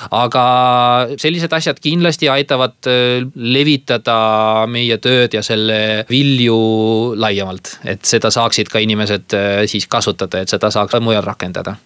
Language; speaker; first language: Estonian; native; Estonian